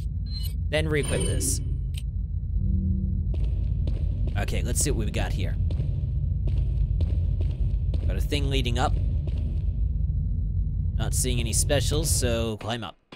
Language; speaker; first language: English; native; English